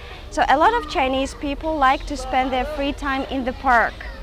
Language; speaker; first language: English; non-native, fluent; Russian